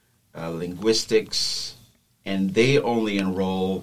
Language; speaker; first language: English; non-native, fluent; Haitian Creole